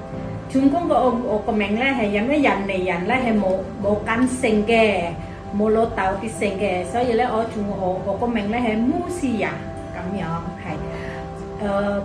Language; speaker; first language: Cantonese; non-native, fluent; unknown